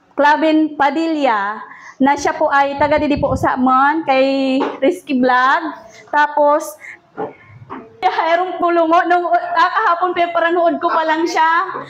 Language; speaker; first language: Filipino; non-native, local second language; Bikol